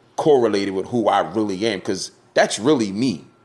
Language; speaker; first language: English; native; English